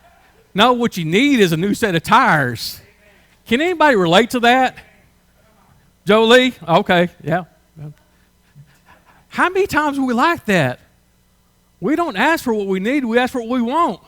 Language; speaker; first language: English; native; English